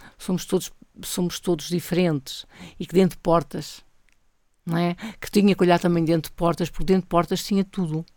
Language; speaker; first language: Portuguese; native; Portuguese